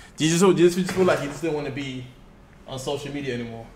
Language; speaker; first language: English; native; English